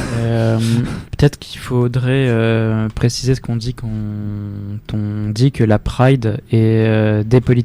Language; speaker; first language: French; native; French